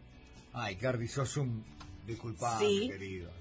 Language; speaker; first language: Spanish; native; Spanish